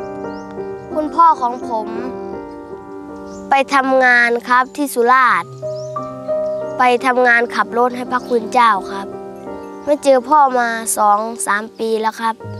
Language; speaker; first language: Thai; non-native, local second language; Northeastern Thai